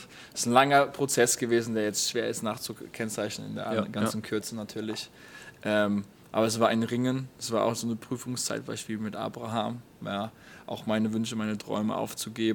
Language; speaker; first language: German; native; German